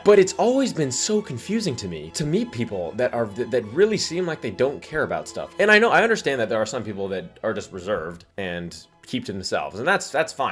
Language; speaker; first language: English; native; English